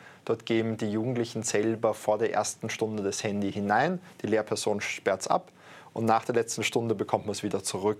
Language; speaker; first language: German; native; German